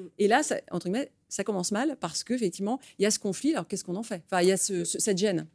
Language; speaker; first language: French; native; French